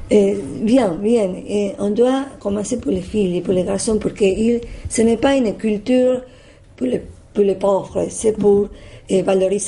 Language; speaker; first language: French; non-native, learner; Spanish